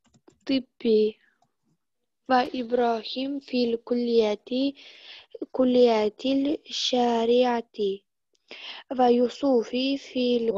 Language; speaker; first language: Arabic; non-native, learner; Uzbek